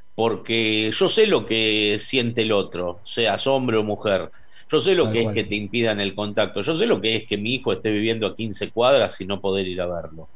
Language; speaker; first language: Spanish; native; Spanish